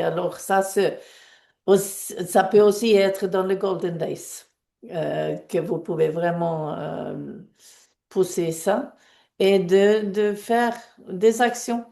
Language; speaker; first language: French; non-native, fluent; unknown